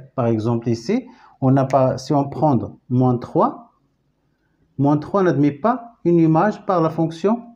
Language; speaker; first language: French; non-native, local second language; Arabic